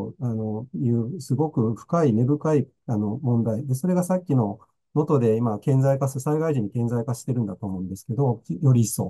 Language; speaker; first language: Japanese; native; Japanese